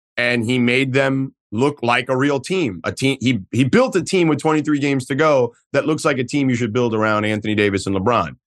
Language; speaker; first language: English; native; English